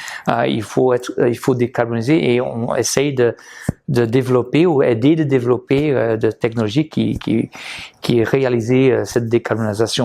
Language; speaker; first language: French; non-native, local second language; Dutch